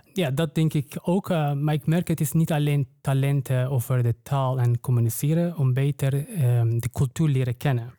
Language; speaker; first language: Dutch; non-native, learner; Persian